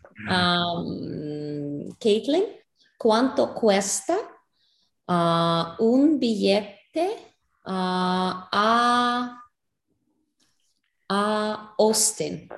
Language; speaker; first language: Spanish; non-native, learner; English